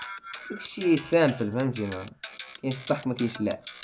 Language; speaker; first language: Arabic; native; Arabic